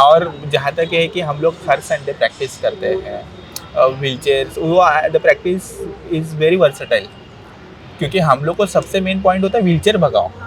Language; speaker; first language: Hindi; non-native, local second language; Marathi